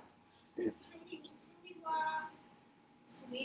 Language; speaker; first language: Japanese; non-native, learner; Spanish